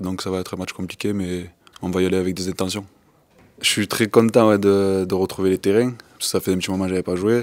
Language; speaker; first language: French; native; French